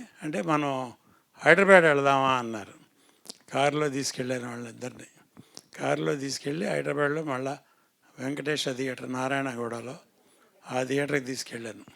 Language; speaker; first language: Telugu; native; Telugu